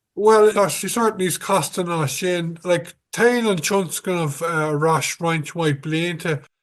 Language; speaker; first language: Irish; non-native, local second language; English